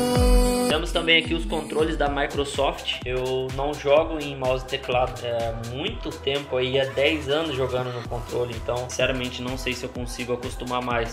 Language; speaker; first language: Portuguese; native; Portuguese